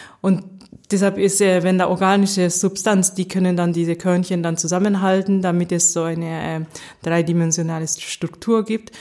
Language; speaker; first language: German; early bilingual, heritage; German